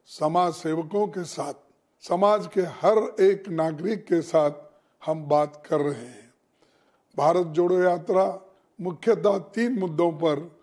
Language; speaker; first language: Hindi; non-native, local second language; Kannada